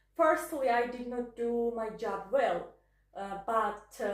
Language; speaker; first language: English; non-native, learner; Georgian